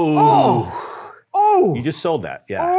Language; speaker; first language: English; native; English